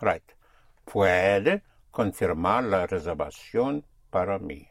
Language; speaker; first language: Spanish; non-native, fluent; English